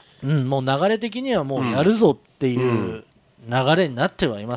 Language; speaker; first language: Japanese; native; Japanese